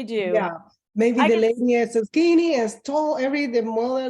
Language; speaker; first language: English; non-native, learner; Spanish